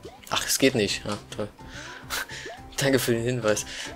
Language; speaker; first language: German; native; German